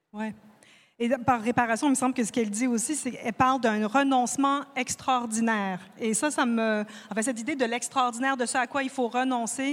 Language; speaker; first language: French; native; French